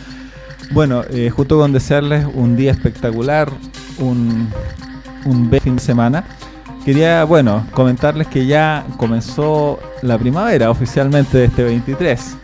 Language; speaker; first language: Spanish; native; Spanish